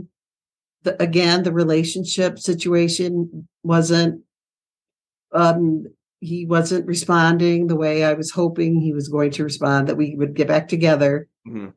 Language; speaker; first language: English; native; English